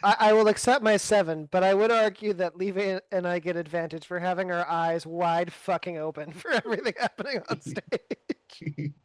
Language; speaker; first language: English; native; English